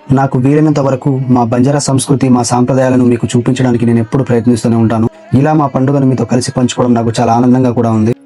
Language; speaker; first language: Telugu; non-native, local second language; Lambadi